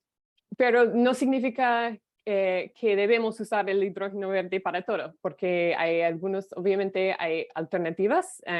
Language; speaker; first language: Spanish; non-native, fluent; English